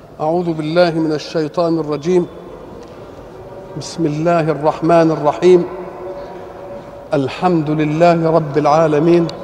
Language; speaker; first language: Arabic; native; Arabic